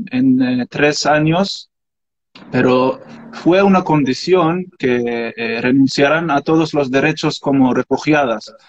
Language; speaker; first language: Spanish; non-native, learner; Arabic